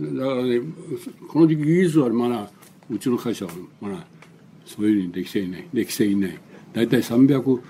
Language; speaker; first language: Japanese; non-native, local second language; Chinese